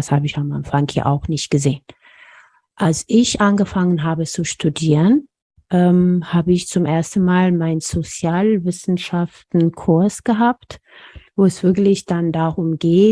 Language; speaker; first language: German; non-native, fluent; Amharic